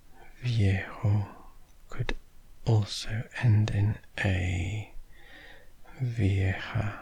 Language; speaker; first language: Spanish; non-native, learner; English